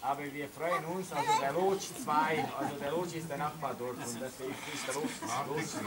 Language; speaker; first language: German; non-native, learner; Hungarian